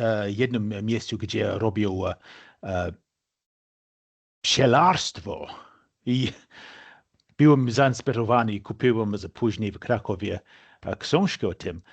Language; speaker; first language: Polish; non-native, fluent; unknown